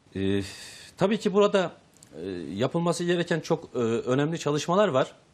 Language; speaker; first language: Turkish; native; Turkish